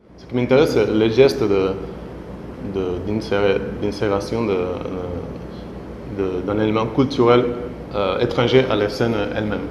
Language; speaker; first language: French; non-native, fluent; Spanish